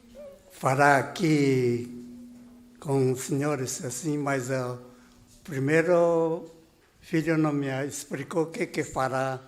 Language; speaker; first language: Portuguese; non-native, learner; Japanese